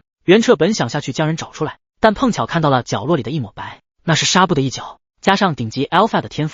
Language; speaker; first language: Chinese; native; Chinese